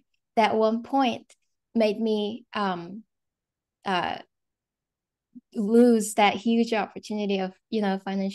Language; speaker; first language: English; non-native, fluent; Korean